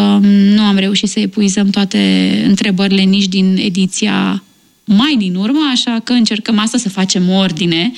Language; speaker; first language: Romanian; native; Romanian